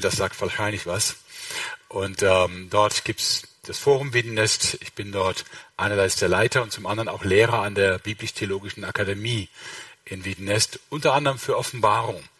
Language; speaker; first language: German; native; German